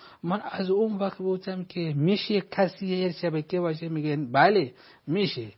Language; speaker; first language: Persian; non-native, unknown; Hausa